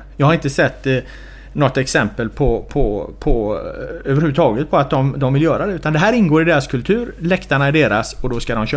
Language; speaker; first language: Swedish; native; Swedish